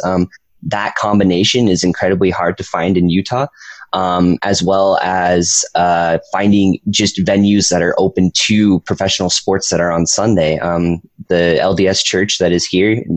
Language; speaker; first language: English; native; English